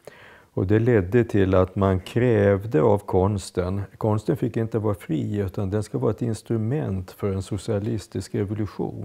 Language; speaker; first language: Swedish; native; Swedish